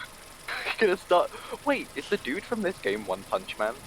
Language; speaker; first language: English; native; English